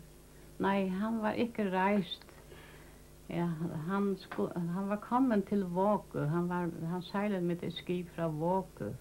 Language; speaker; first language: Danish; non-native, local second language; Faroese